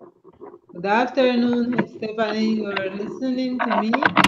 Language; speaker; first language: English; non-native, learner; Spanish